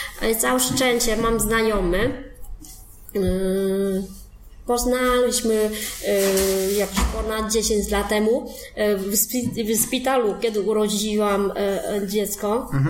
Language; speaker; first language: Polish; non-native, fluent; Vietnamese